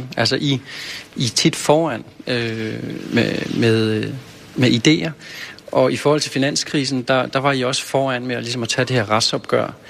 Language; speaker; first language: Danish; native; Danish